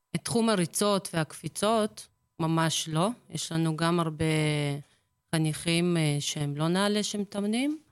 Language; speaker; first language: Hebrew; early bilingual, other home language; Russian